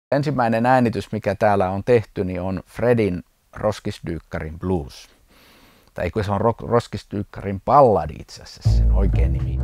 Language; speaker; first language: Finnish; native; Finnish